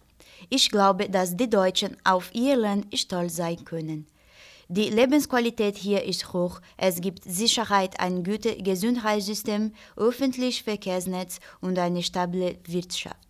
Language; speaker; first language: German; non-native, fluent; Portuguese